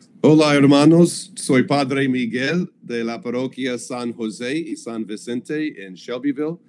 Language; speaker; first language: Spanish; non-native, learner; English